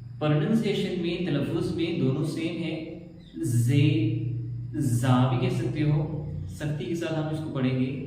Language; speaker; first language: Hindi; native; Hindi